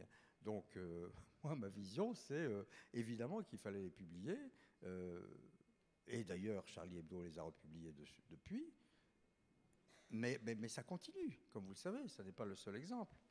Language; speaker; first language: French; native; French